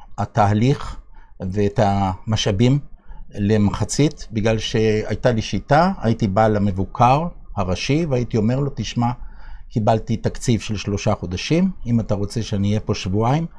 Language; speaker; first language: Hebrew; early bilingual, other home language; Bulgarian